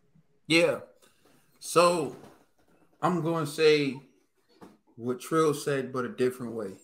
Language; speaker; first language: English; native; English